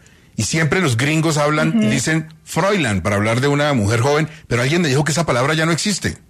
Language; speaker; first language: Spanish; native; Spanish